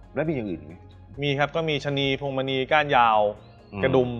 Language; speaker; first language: Thai; native; Thai